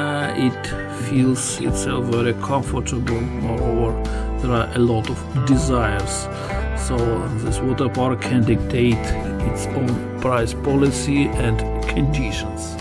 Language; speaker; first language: English; non-native, fluent; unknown